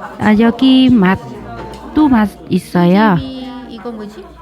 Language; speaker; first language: Korean; non-native, learner; Vietnamese